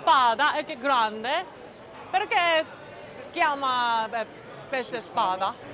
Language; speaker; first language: Italian; non-native, learner; Korean